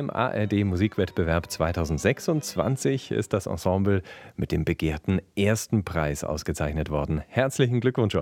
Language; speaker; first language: German; native; German